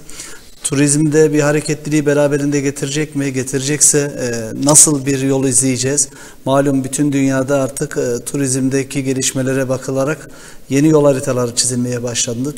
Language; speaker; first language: Turkish; native; Turkish